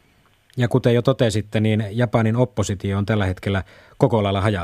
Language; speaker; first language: Finnish; native; Finnish